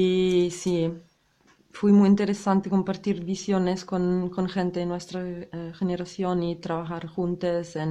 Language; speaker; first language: Spanish; non-native, learner; Italian